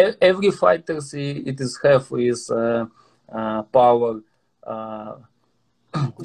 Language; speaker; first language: English; non-native, learner; Russian